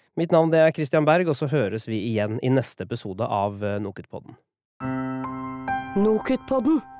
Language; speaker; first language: Norwegian; native; Norwegian